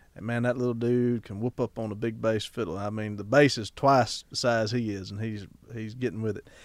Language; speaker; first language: English; native; English